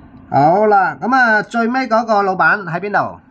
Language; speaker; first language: Cantonese; native; Cantonese